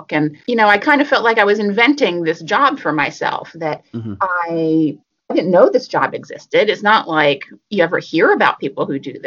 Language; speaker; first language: English; native; English